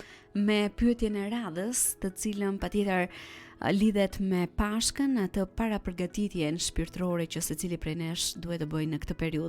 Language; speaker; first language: Albanian; native; Albanian